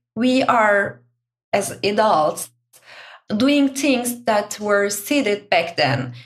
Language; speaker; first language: English; non-native, fluent; Turkish